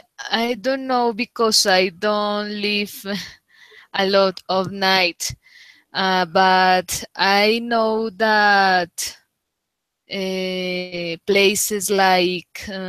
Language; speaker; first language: English; non-native, learner; Spanish